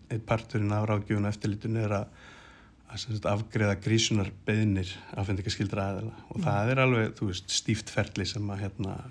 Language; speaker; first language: Icelandic; native; Icelandic